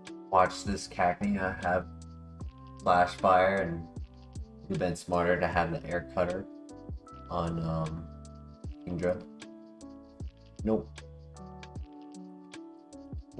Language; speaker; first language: English; native; English